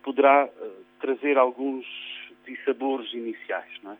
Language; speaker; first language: Portuguese; native; Portuguese